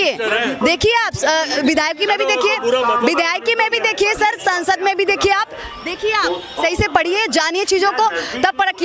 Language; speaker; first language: Hindi; native; Hindi